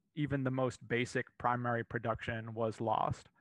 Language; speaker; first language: English; native; English